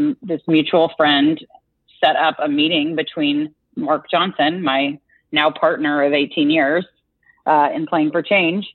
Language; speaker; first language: English; native; English